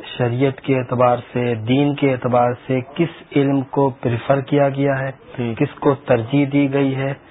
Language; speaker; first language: Urdu; native; Urdu